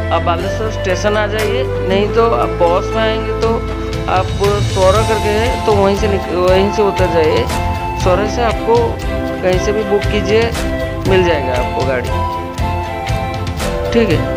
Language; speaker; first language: Hindi; non-native, local second language; Odia